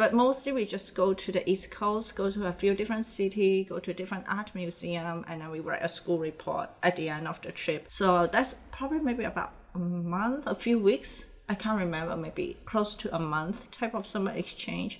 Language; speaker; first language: English; non-native, local second language; Cantonese